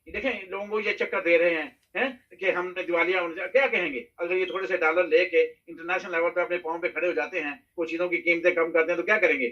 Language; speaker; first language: Urdu; non-native, local second language; Punjabi